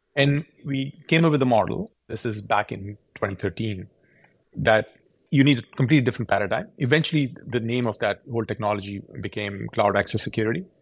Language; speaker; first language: English; non-native, local second language; Urdu